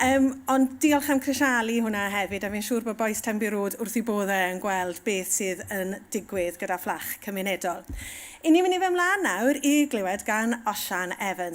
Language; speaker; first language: Welsh; native; Welsh